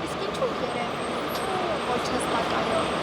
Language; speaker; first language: Armenian; native; Armenian